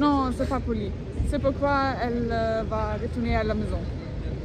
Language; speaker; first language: French; non-native, fluent; German